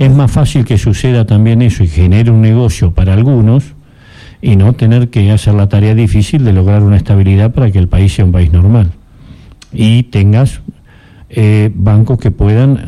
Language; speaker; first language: Spanish; native; Spanish